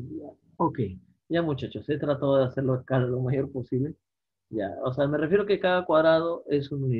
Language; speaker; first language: Spanish; native; Spanish